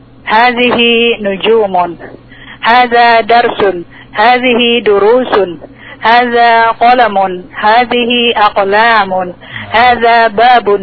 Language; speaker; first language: Arabic; non-native, learner; Indonesian